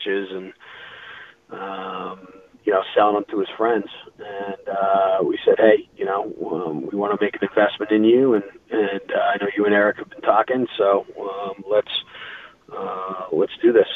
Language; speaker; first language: English; native; English